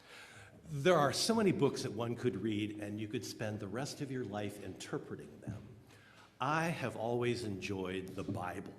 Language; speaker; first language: English; native; English